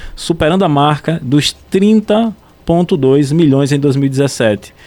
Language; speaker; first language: Portuguese; native; Portuguese